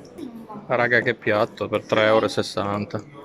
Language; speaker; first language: Italian; native; Italian